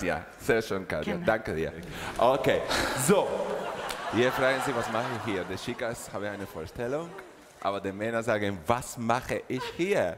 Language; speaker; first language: German; non-native, learner; Spanish